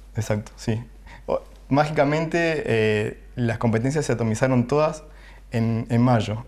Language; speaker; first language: Spanish; native; Spanish